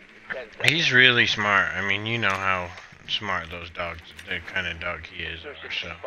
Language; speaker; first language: English; native; English